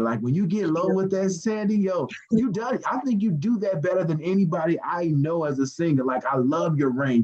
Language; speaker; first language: English; native; English